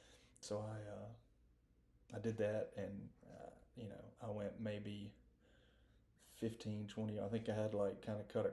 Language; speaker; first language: English; native; English